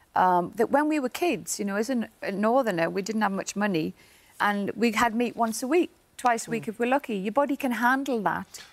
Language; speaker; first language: English; native; English